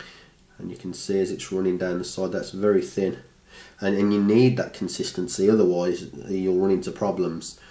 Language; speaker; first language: English; native; English